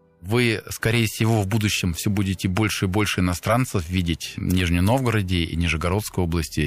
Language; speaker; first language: Russian; non-native, fluent; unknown